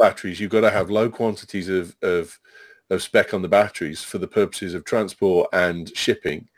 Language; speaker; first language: English; native; English